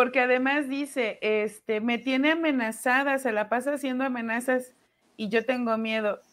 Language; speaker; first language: Spanish; native; Spanish